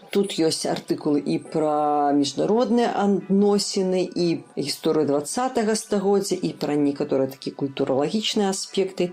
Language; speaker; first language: Belarusian; native; Belarusian